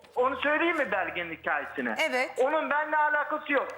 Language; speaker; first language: Turkish; native; Turkish